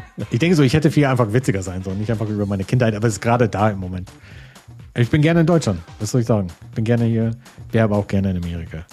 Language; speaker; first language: German; non-native, fluent; English